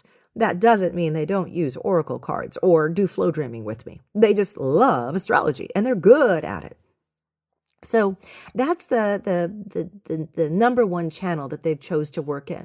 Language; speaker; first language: English; native; English